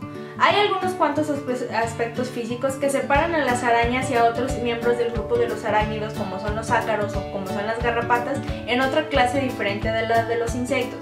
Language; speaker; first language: Spanish; native; Spanish